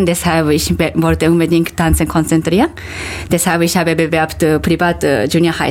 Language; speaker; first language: German; non-native, fluent; Japanese